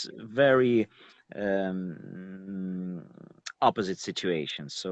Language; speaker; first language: English; non-native, learner; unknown